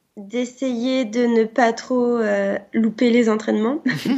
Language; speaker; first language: French; native; French